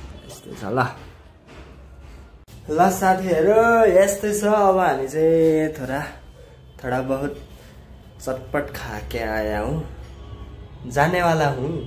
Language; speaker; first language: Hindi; non-native, learner; Nepali